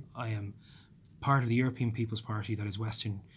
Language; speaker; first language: English; native; English